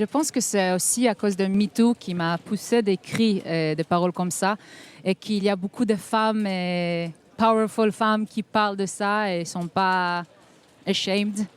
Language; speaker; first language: French; non-native, fluent; Hebrew